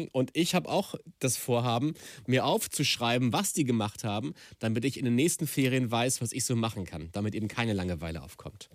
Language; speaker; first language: German; native; German